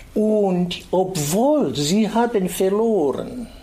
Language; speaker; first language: German; non-native, fluent; Swahili